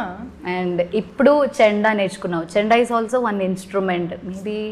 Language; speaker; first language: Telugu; non-native, learner; Malayalam